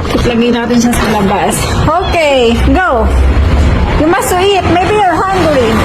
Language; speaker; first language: Filipino; native; Filipino